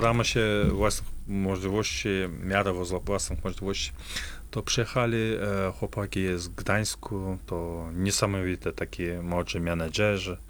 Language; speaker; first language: Polish; non-native, fluent; Kazakh